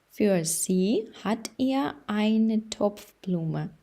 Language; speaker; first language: German; non-native, fluent; Ukrainian